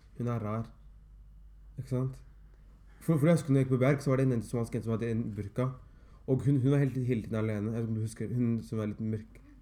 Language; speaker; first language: Norwegian; early bilingual, other home language; Somali